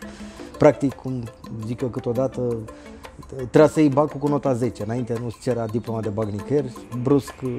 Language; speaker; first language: Romanian; native; Romanian